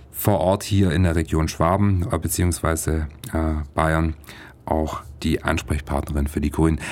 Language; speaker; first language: German; native; German